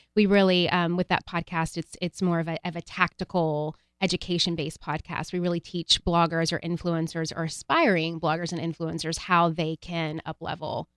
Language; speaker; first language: English; native; English